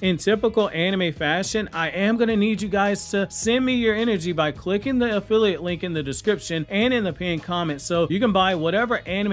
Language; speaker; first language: English; native; English